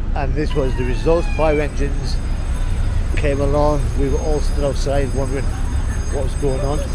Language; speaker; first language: English; native; English